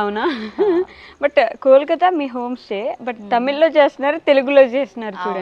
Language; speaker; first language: Telugu; native; Telugu